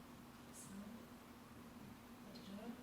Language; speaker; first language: Korean; native; Korean